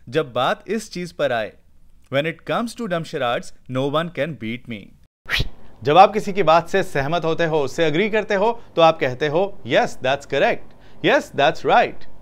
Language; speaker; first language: Hindi; native; Hindi